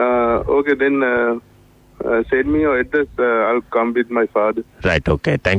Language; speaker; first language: English; non-native, learner; Sinhala